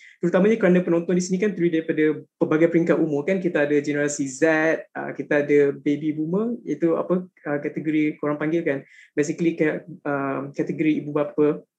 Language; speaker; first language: Malay; native; Malay